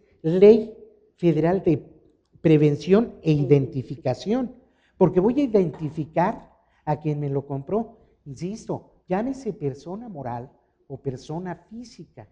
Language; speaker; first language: Spanish; native; Spanish